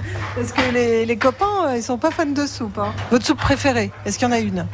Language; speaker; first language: French; native; French